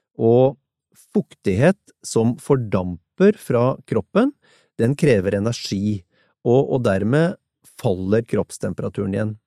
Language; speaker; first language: Norwegian; native; Norwegian